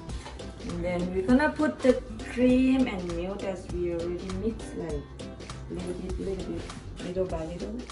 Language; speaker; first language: English; non-native, learner; Thai